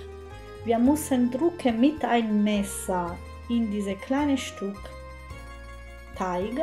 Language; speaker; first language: German; non-native, fluent; Italian